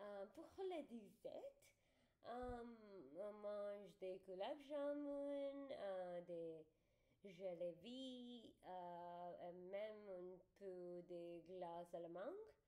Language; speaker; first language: French; non-native, learner; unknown